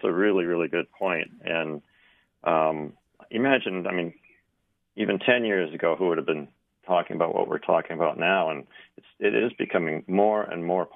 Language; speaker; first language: English; native; English